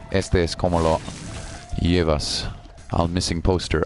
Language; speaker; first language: Spanish; non-native, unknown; English